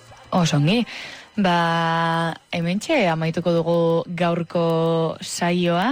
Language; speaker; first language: Basque; native; Basque